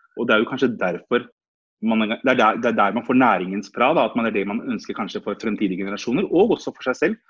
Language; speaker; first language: Norwegian; early bilingual, other home language; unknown